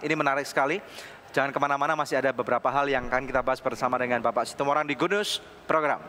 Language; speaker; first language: Indonesian; native; Indonesian